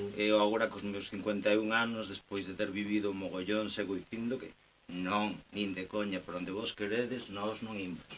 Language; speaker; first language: Galician; non-native, local second language; Spanish